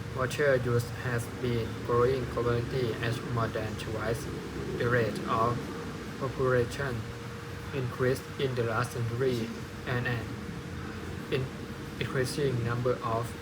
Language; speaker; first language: English; non-native, learner; Thai